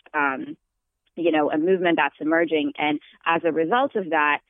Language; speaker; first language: English; non-native, fluent; Amharic